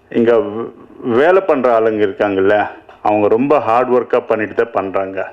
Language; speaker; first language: Tamil; non-native, learner; Telugu